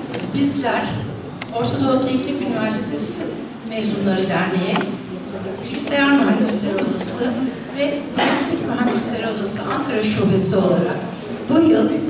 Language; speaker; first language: Turkish; native; Turkish